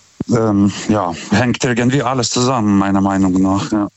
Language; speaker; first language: German; non-native, fluent; Lithuanian